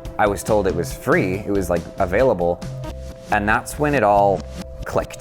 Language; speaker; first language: English; native; English